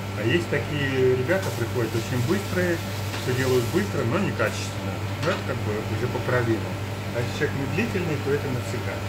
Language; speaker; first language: Russian; native; Russian